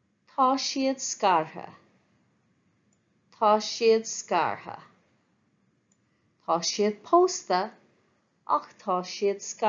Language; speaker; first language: Irish; non-native, fluent; English